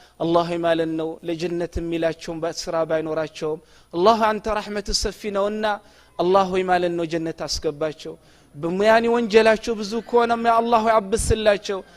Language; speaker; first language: Amharic; non-native, local second language; Oromo